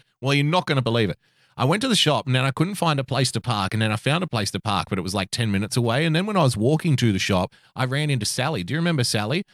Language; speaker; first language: English; native; English